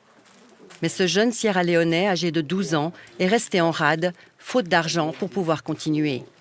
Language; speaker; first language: French; native; French